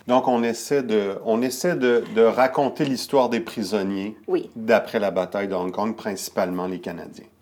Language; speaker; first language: French; native; French